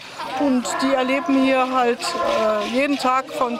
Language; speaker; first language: German; native; German